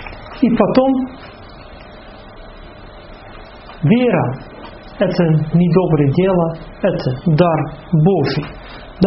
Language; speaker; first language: Russian; non-native, fluent; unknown